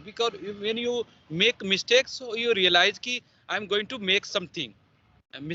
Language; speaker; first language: English; non-native, learner; Hindi